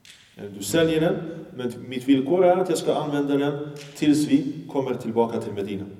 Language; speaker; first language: Swedish; early bilingual, other home language; Arabic